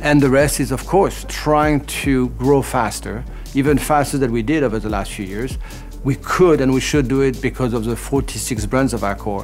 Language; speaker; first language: English; non-native, fluent; French